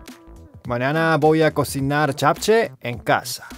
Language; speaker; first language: Spanish; non-native, fluent; Korean